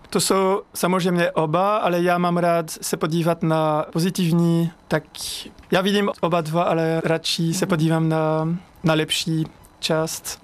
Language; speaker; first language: Czech; non-native, learner; French